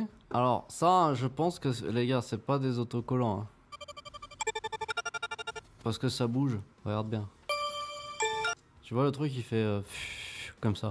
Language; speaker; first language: French; native; French